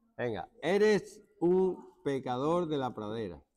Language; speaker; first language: Spanish; native; Spanish